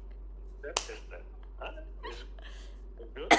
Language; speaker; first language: English; non-native, learner; Spanish